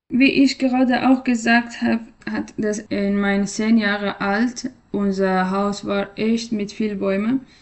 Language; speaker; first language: German; non-native, learner; Persian